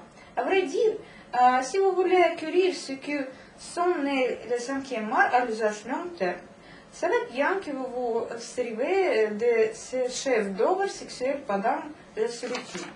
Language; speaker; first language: French; non-native, learner; Russian